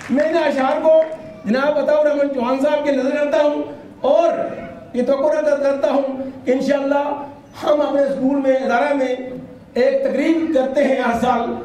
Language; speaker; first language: Urdu; non-native, local second language; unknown